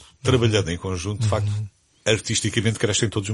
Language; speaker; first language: Portuguese; native; Portuguese